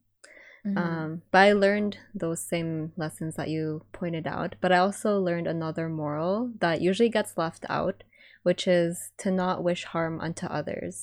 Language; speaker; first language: English; non-native, local second language; Iloko